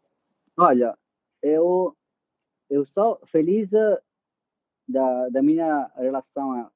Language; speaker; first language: Portuguese; non-native, fluent; Italian